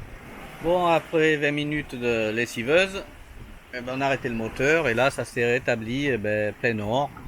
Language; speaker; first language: French; native; French